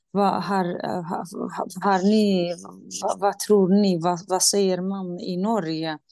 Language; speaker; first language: Swedish; non-native, fluent; Central Kurdish